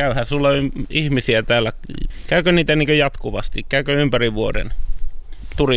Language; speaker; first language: Finnish; native; Finnish